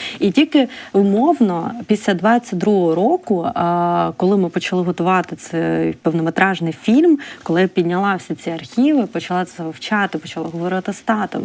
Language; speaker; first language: Ukrainian; non-native, local second language; Russian